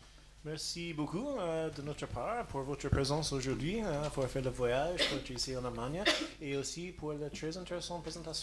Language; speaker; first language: French; non-native, fluent; English